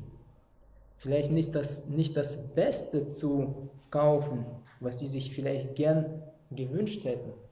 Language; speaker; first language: German; non-native, fluent; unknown